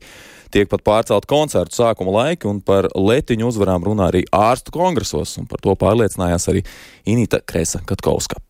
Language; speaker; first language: Latvian; native; Latvian